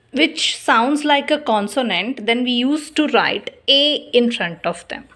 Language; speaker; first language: English; non-native, local second language; Hindi